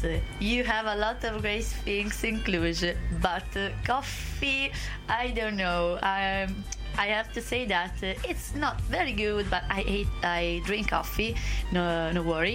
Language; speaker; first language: English; non-native, learner; Italian